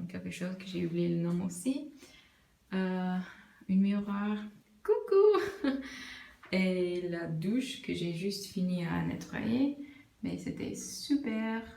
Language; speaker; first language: French; non-native, learner; English